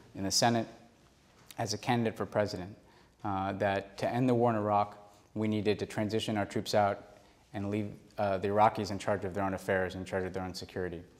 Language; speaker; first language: English; native; English